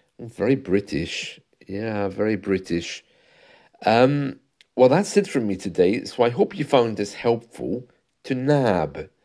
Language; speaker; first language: English; native; English